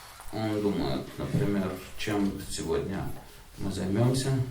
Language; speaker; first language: Russian; native; Russian